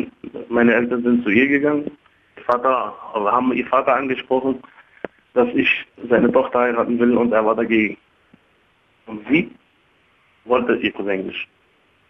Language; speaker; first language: German; early bilingual, other home language; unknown